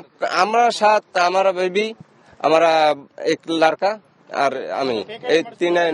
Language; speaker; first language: Hindi; non-native, learner; Bangla